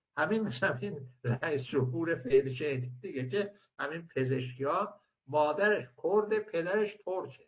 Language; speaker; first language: Persian; non-native, local second language; Azerbaijani